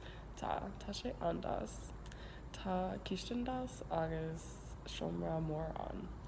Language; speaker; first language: Irish; non-native, learner; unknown